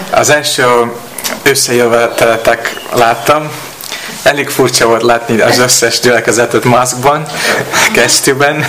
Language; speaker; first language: Hungarian; non-native, fluent; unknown